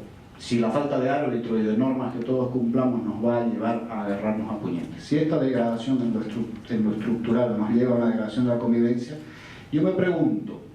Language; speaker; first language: Spanish; native; Spanish